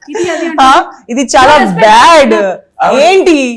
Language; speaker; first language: Telugu; non-native, learner; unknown